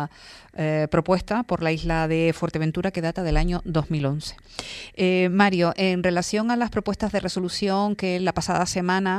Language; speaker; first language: Spanish; native; Spanish